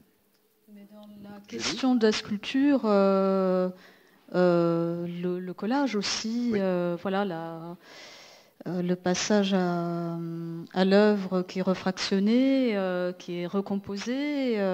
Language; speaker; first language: French; native; French